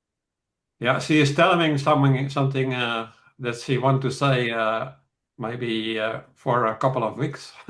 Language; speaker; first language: English; non-native, fluent; Dutch